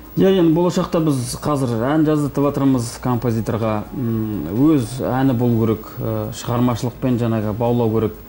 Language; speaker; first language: Kazakh; native; Kazakh